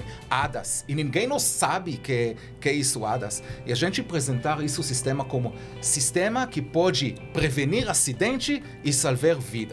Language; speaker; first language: Portuguese; non-native, learner; Hebrew